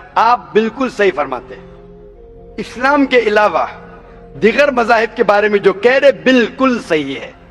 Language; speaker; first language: Hindi; non-native, local second language; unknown